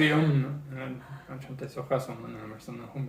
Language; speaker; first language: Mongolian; early bilingual, heritage; English